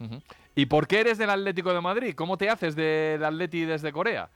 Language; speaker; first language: Spanish; native; Spanish